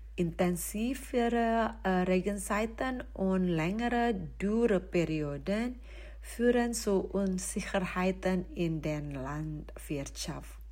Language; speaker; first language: German; non-native, fluent; Indonesian